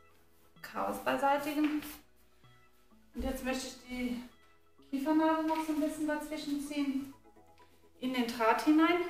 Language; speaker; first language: German; native; German